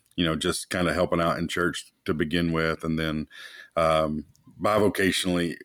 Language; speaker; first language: English; native; English